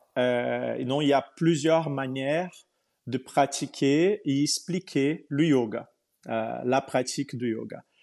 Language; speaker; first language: French; non-native, fluent; Portuguese